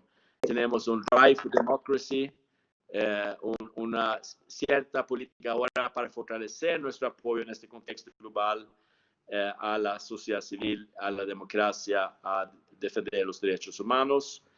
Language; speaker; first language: Spanish; non-native, fluent; Swedish